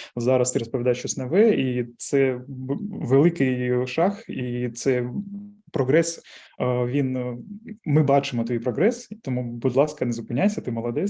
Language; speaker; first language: Ukrainian; non-native, local second language; Russian